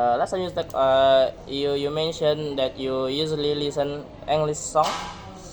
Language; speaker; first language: English; non-native, learner; Indonesian